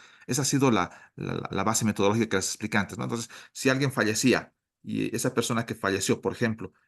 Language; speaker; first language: Spanish; native; Spanish